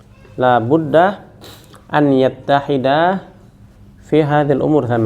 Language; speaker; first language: Arabic; non-native, fluent; Indonesian